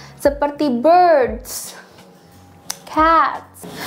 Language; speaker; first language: English; non-native, fluent; Indonesian